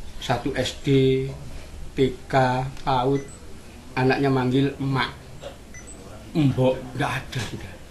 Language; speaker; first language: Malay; non-native, local second language; Javanese